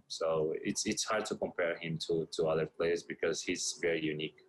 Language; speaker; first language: English; non-native, fluent; Portuguese